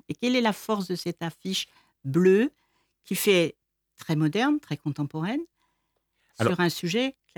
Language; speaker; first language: French; native; French